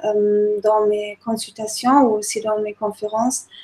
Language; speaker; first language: French; non-native, fluent; German